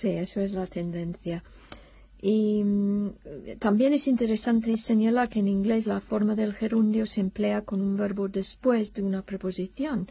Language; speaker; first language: Spanish; non-native, fluent; English